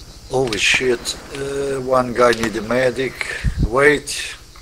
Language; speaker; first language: English; non-native, learner; Portuguese